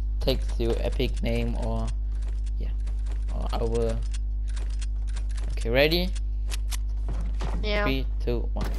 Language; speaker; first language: English; non-native, learner; German